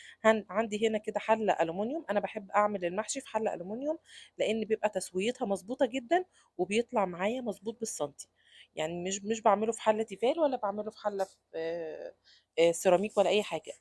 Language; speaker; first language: Arabic; native; Arabic